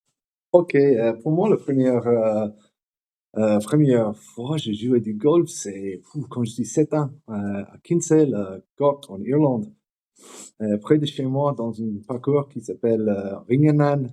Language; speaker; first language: French; non-native, learner; English